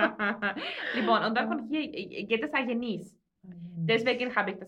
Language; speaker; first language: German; non-native, fluent; Greek